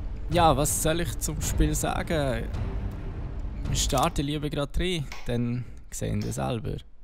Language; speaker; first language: German; native; German